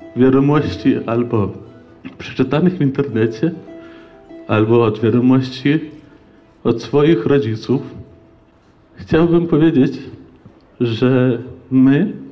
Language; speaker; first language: Polish; non-native, fluent; Ukrainian